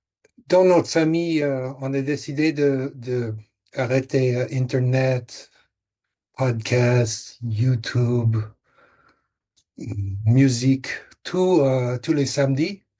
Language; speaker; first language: French; non-native, fluent; English